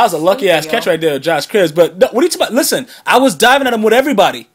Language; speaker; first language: English; native; English